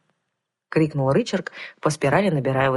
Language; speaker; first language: Russian; native; Russian